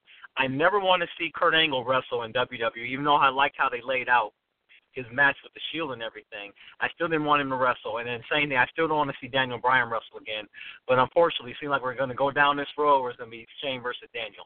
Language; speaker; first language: English; native; English